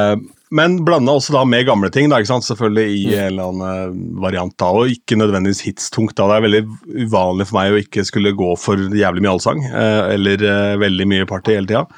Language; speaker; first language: Norwegian; native; Norwegian